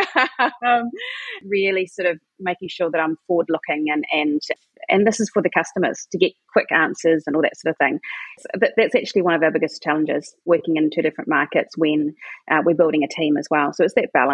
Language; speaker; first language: English; native; English